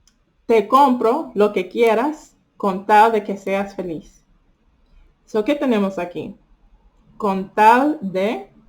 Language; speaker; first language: Spanish; early bilingual, heritage; Spanish